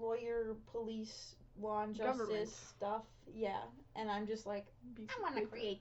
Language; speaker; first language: English; native; English